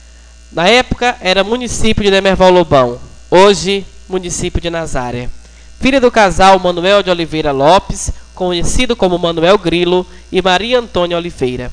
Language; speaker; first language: Portuguese; native; Portuguese